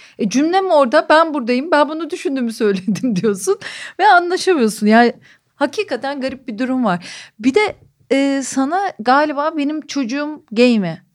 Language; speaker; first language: Turkish; native; Turkish